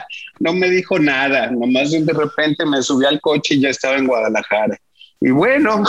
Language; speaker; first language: Spanish; native; Spanish